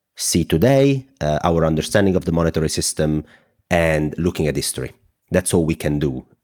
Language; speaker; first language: English; non-native, fluent; Italian